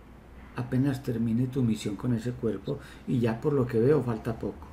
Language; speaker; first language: Spanish; native; Spanish